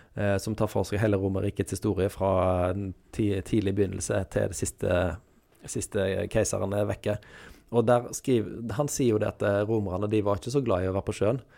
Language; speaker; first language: Norwegian; native; Norwegian